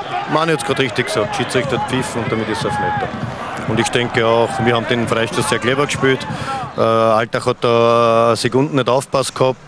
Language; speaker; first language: German; native; German